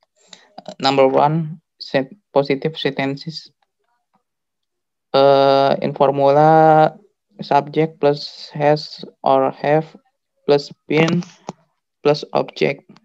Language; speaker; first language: English; non-native, learner; Indonesian